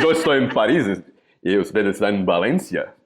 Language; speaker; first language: Spanish; non-native, fluent; Portuguese